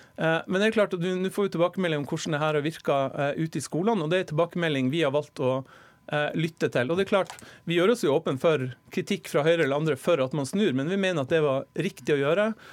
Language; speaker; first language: Norwegian; native; Norwegian